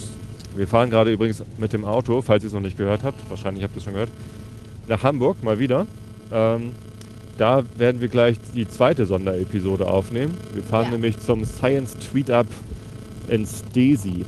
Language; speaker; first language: German; native; German